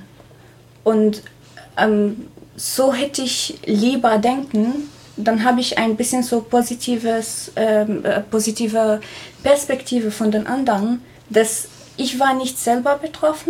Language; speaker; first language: German; non-native, fluent; Arabic